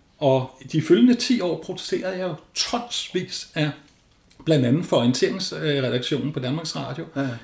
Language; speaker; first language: Danish; native; Danish